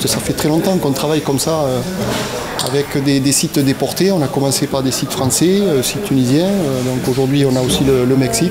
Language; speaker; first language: French; native; French